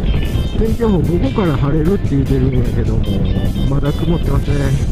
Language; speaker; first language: Japanese; native; Japanese